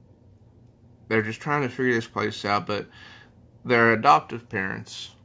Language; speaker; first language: English; native; English